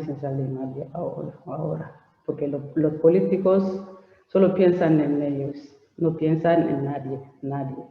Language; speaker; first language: Spanish; non-native, learner; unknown